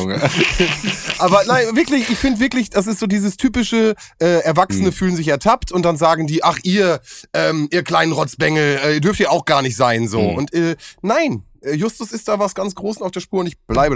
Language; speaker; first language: German; native; German